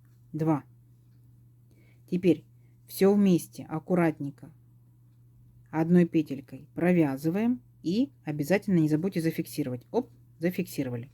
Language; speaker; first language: Russian; native; Russian